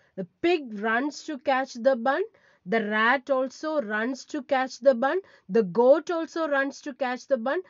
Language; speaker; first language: English; non-native, local second language; Tamil